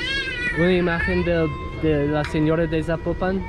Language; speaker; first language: Spanish; non-native, learner; English